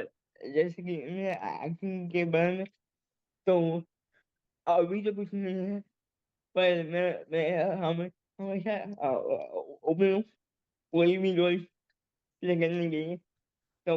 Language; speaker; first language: Hindi; early bilingual, heritage; Hindi